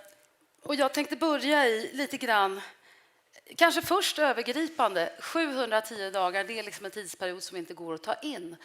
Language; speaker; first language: Swedish; native; Swedish